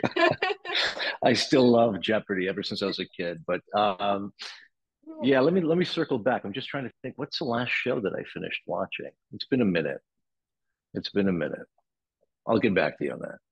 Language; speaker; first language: English; native; English